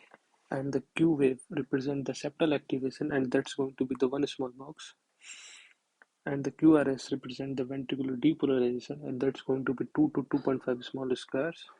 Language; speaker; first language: English; non-native, local second language; Hindi